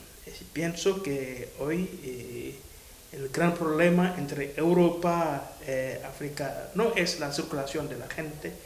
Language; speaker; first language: Spanish; non-native, fluent; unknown